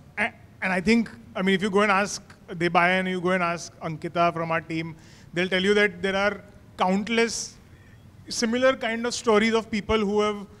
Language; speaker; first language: Hindi; native; Hindi